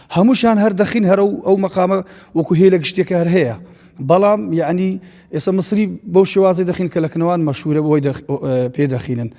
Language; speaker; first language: Central Kurdish; native; Central Kurdish